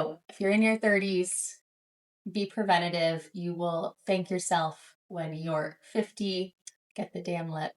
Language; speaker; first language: English; native; English